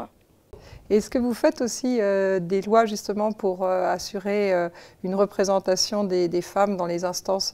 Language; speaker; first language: French; native; French